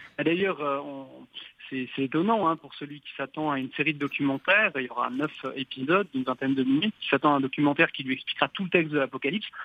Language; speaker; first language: French; native; French